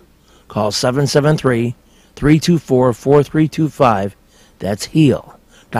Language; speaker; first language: English; native; English